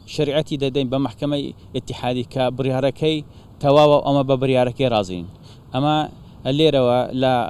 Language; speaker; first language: Central Kurdish; non-native, local second language; Assyrian Neo-Aramaic